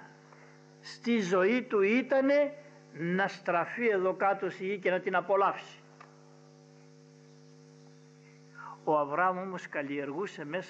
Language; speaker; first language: Greek; native; Greek